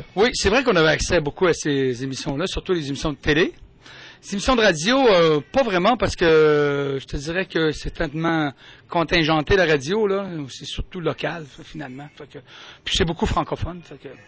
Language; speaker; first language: French; native; French